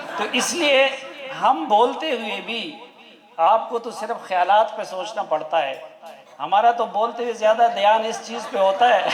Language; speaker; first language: Urdu; non-native, local second language; Pashto